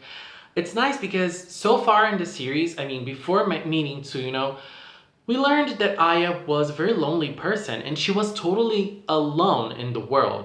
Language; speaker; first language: English; non-native, fluent; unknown